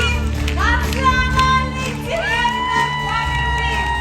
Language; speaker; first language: Russian; native; Russian